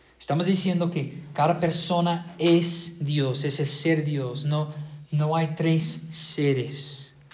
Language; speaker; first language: Spanish; non-native, fluent; English